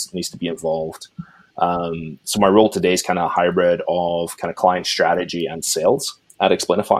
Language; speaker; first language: English; native; English